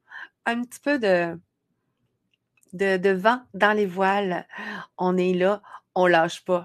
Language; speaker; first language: French; native; French